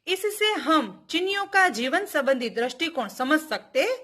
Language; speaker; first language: Hindi; non-native, local second language; Gujarati